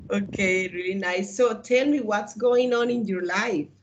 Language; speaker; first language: English; non-native, learner; Spanish